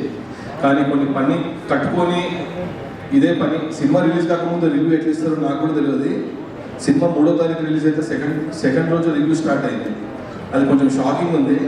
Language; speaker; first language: Telugu; native; Telugu